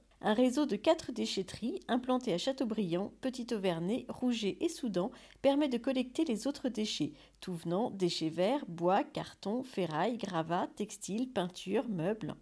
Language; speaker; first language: French; native; French